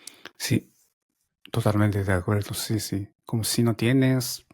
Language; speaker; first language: Spanish; non-native, fluent; Japanese